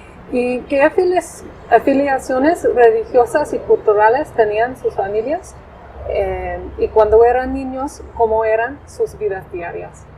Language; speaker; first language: Spanish; non-native, fluent; English